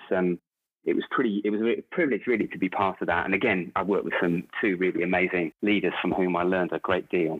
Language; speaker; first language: English; native; English